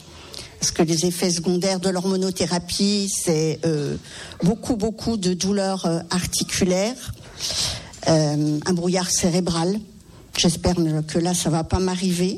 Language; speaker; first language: French; native; French